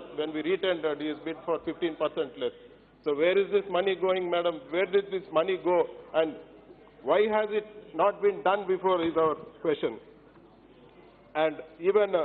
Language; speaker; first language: English; non-native, local second language; Telugu